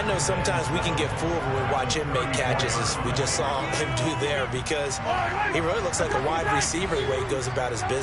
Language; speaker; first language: English; native; English